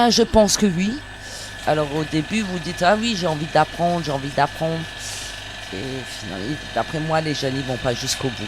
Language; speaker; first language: French; native; French